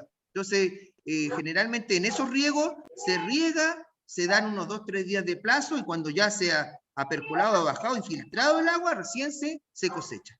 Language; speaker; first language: Spanish; native; Spanish